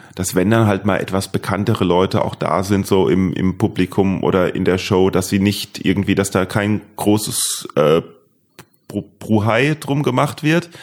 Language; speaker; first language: German; native; German